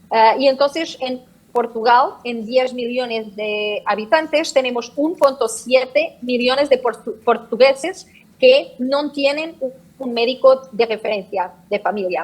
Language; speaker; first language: Spanish; non-native, fluent; Portuguese